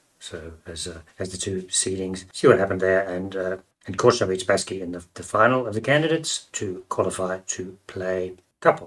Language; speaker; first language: English; native; English